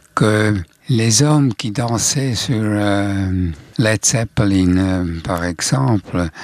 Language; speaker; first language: French; non-native, fluent; German